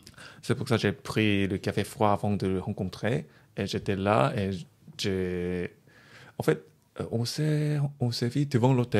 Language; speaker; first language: French; non-native, learner; Korean